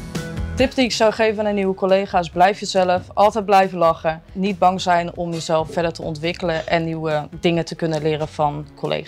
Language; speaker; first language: Dutch; native; Dutch